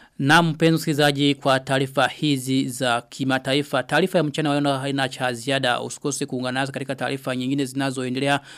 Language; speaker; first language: Swahili; non-native, local second language; Rundi